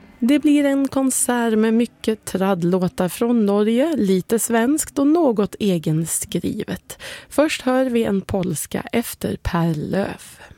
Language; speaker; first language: Swedish; native; Swedish